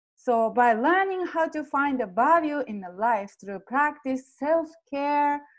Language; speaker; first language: English; non-native, fluent; Japanese